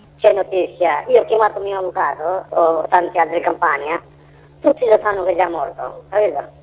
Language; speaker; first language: Italian; non-native, learner; Bangla